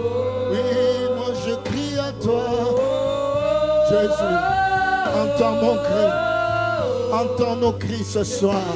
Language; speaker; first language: French; non-native, local second language; Lingala